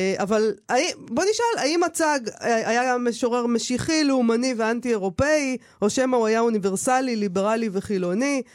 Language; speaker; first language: Hebrew; native; Hebrew